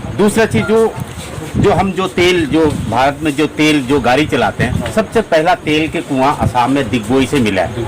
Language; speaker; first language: Hindi; non-native, local second language; Assamese